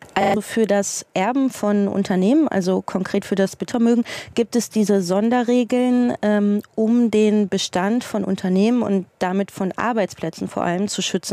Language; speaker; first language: German; native; German